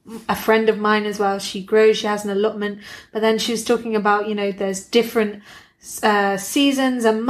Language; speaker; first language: English; native; English